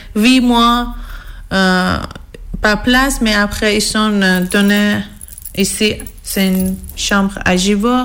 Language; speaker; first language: French; non-native, learner; Persian